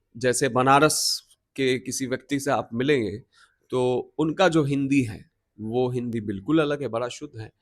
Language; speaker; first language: Hindi; non-native, local second language; Bangla